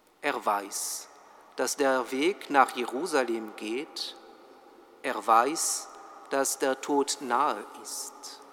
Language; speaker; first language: German; non-native, fluent; French